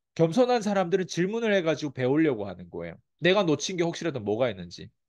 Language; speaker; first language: Korean; native; Korean